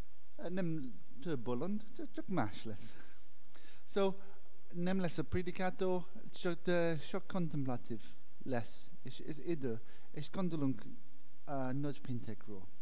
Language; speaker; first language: Hungarian; non-native, learner; English